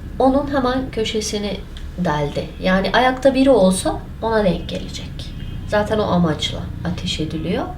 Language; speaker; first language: Turkish; non-native, local second language; Kurdish